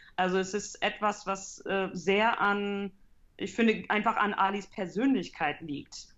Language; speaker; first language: German; early bilingual, heritage; English